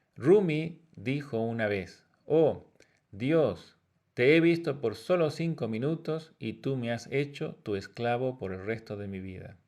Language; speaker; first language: Spanish; native; Spanish